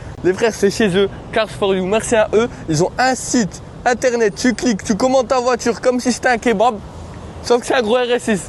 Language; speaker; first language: French; native; French